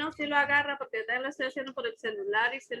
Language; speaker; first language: Spanish; native; Spanish